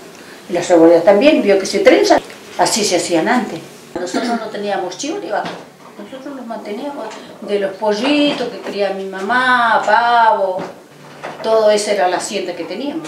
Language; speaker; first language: Spanish; native; Spanish